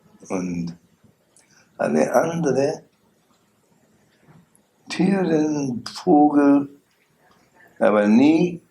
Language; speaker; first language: German; non-native, learner; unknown